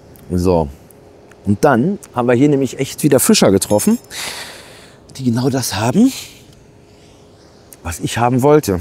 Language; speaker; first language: German; native; German